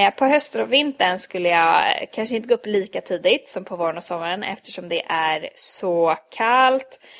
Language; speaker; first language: Swedish; early bilingual, other home language; Hungarian